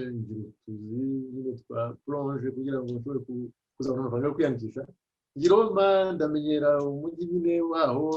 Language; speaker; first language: Kinyarwanda; early bilingual, heritage; Kinyarwanda